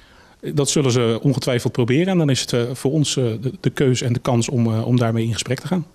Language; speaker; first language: Dutch; native; Dutch